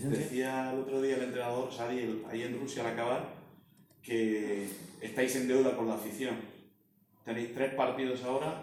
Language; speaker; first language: Spanish; native; Spanish